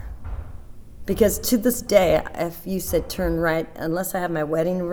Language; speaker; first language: English; native; English